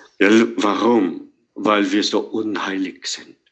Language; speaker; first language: German; non-native, fluent; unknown